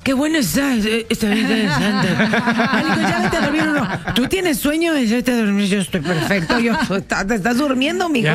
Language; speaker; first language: Spanish; native; Spanish